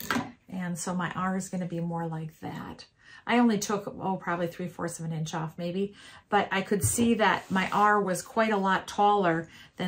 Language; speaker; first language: English; native; English